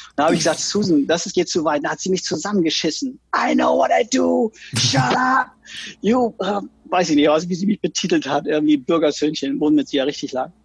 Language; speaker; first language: German; native; German